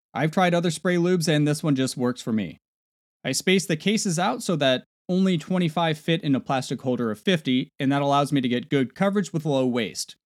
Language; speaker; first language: English; native; English